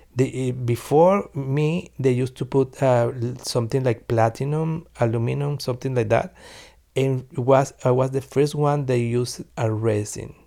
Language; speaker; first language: English; non-native, learner; Spanish